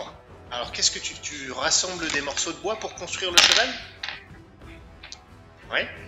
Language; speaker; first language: French; native; French